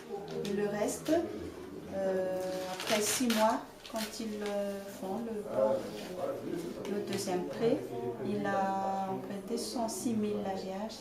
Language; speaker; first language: French; non-native, local second language; Malagasy